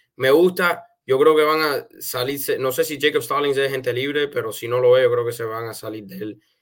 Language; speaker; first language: Spanish; early bilingual, heritage; Spanish